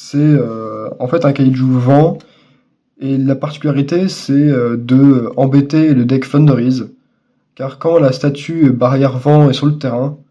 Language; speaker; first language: French; native; French